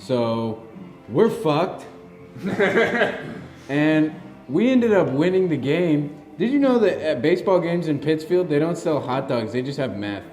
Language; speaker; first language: English; native; English